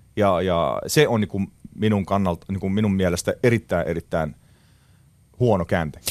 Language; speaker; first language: Finnish; non-native, fluent; Arabic